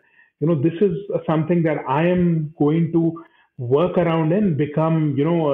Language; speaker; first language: English; non-native, local second language; Hindi